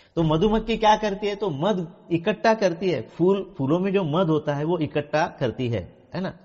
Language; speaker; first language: Hindi; non-native, local second language; Marathi